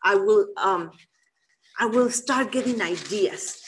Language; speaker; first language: English; non-native, fluent; Spanish